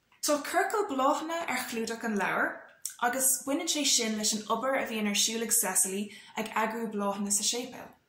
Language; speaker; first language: Irish; non-native, local second language; English